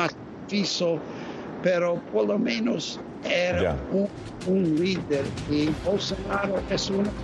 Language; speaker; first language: Spanish; non-native, fluent; English